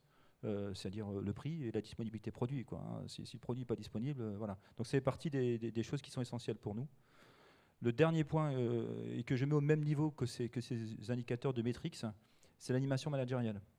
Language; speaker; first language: French; native; French